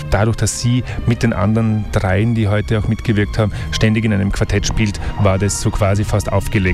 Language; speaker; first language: German; native; German